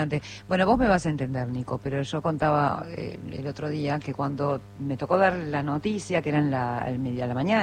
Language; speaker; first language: Spanish; native; Spanish